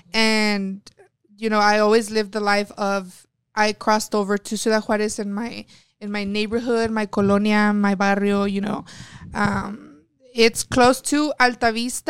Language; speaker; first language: English; early bilingual, other home language; Spanish